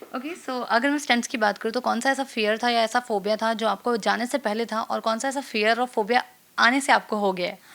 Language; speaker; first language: Hindi; native; Hindi